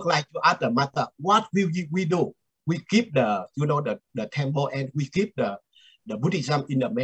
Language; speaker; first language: English; non-native, learner; Vietnamese